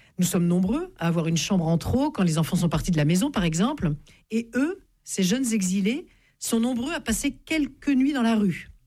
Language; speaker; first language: French; native; French